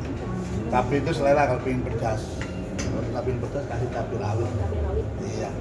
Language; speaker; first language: Indonesian; native; Indonesian